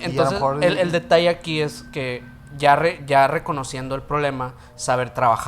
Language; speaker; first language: Spanish; native; Spanish